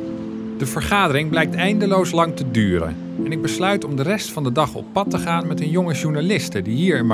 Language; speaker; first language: Dutch; native; Dutch